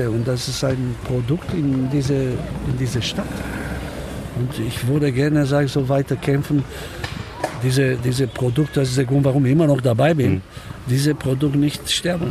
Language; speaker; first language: German; non-native, fluent; Romanian